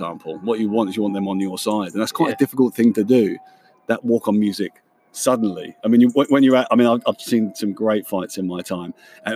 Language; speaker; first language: English; native; English